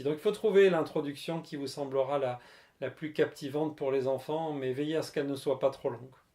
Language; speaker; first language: French; native; French